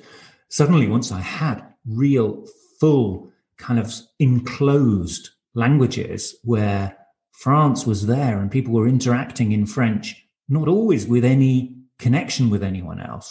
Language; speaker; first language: English; native; English